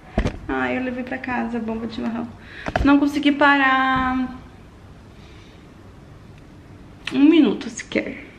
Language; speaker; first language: Portuguese; native; Portuguese